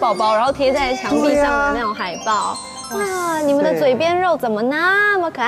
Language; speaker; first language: Chinese; native; Chinese